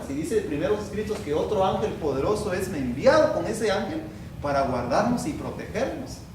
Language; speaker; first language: Spanish; native; Spanish